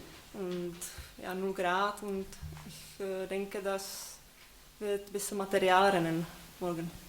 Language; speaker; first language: German; non-native, learner; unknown